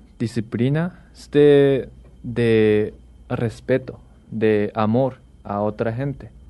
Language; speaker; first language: Spanish; non-native, learner; Japanese